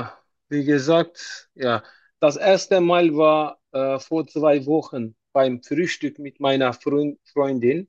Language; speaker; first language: German; non-native, learner; Turkish